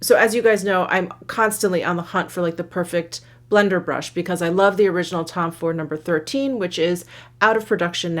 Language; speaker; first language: English; native; English